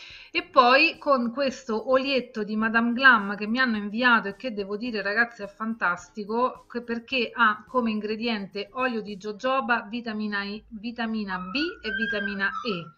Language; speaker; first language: Italian; native; Italian